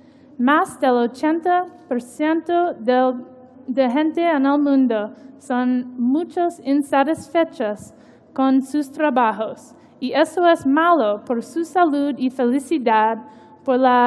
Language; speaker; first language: Spanish; non-native, learner; English